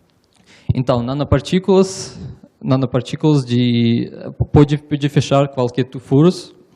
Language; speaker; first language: Portuguese; non-native, learner; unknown